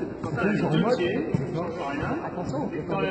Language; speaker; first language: French; native; French